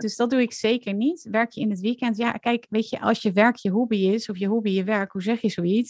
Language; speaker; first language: Dutch; native; Dutch